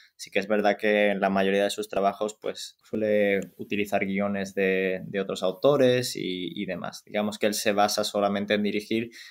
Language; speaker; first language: Spanish; native; Spanish